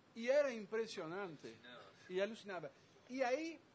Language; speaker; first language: Spanish; non-native, fluent; Dutch